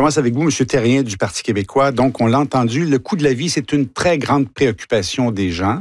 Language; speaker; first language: French; native; French